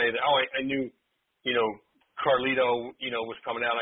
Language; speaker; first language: English; native; English